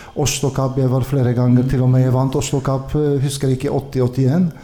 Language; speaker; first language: Swedish; non-native, fluent; Polish